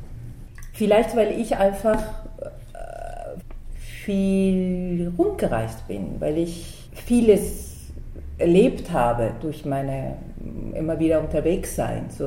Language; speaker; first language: German; non-native, fluent; Spanish